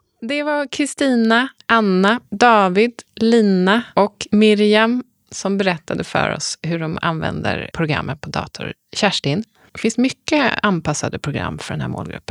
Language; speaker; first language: Swedish; native; Swedish